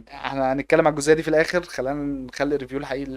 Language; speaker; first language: Arabic; native; Arabic